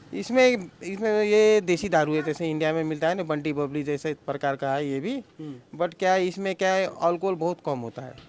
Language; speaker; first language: Hindi; non-native, fluent; Nepali